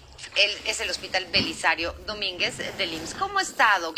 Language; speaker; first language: Spanish; native; Spanish